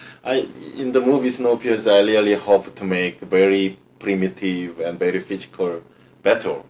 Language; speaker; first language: English; non-native, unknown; Korean